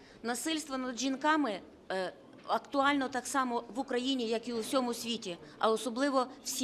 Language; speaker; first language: Ukrainian; native; Ukrainian